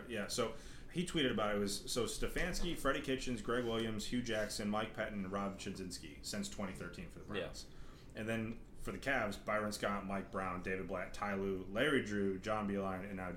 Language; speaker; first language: English; native; English